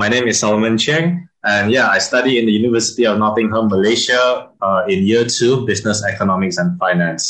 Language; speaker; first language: English; non-native, local second language; Chinese